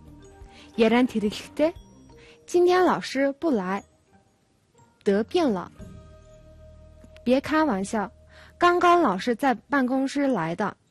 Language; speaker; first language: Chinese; non-native, fluent; Mongolian